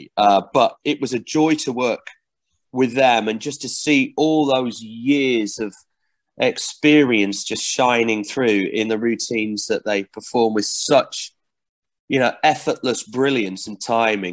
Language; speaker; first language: English; native; English